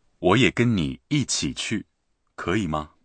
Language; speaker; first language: Chinese; non-native, fluent; Japanese